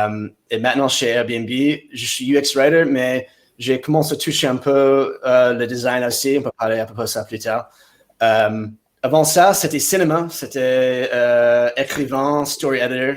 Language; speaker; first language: French; non-native, fluent; English